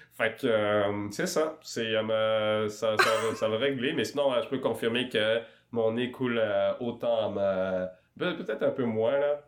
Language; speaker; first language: French; early bilingual, other home language; Swahili